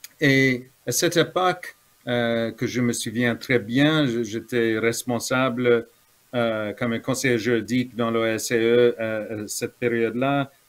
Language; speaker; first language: French; non-native, fluent; English